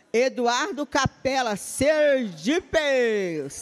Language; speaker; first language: Portuguese; native; Portuguese